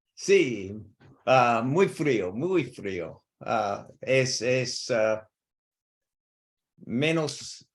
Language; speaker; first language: Spanish; non-native, learner; English